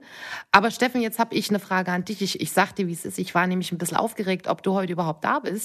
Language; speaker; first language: German; native; German